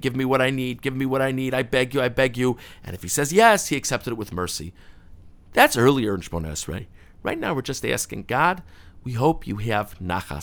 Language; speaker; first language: English; native; English